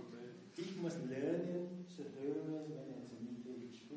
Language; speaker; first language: German; non-native, fluent; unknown